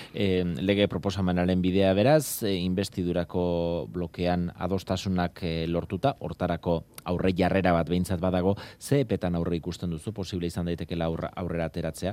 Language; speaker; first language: Basque; native; Basque